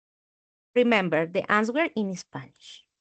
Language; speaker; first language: English; non-native, learner; Spanish